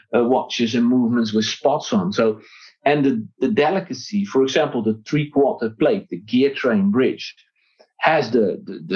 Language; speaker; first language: English; non-native, fluent; Dutch